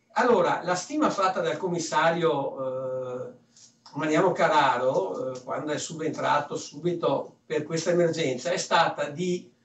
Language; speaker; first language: Italian; early bilingual, other home language; French